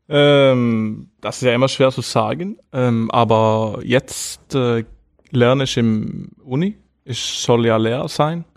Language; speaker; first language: German; non-native, fluent; Norwegian